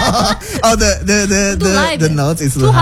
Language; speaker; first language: English; non-native, fluent; Indonesian